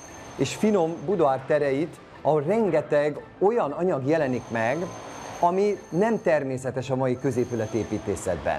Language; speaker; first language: Hungarian; native; Hungarian